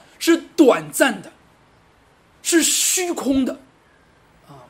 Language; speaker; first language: Chinese; native; Chinese